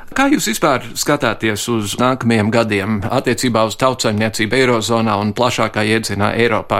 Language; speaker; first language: Latvian; early bilingual, heritage; Latvian